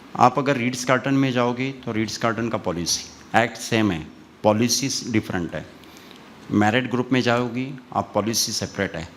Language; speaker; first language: Hindi; non-native, local second language; Marathi